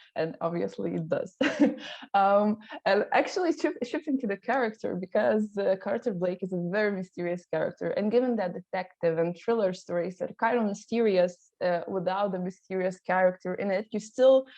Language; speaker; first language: English; non-native, fluent; Lithuanian